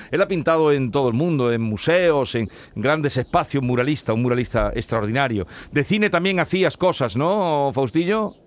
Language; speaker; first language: Spanish; native; Spanish